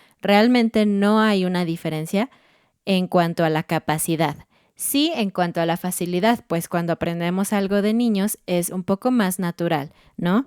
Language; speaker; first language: Spanish; native; Spanish